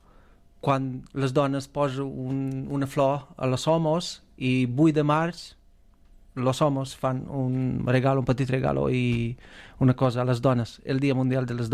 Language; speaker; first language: Catalan; non-native, learner; Romanian